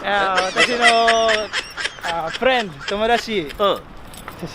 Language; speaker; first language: Japanese; non-native, learner; Cebuano